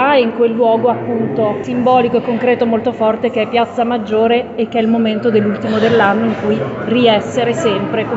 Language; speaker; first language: Italian; native; Italian